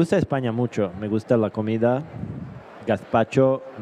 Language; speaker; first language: Spanish; non-native, learner; Serbian